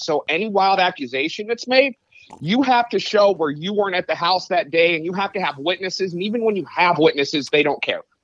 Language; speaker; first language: English; native; English